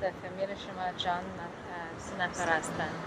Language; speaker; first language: Persian; non-native, learner; English